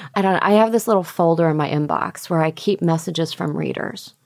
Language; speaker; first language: English; native; English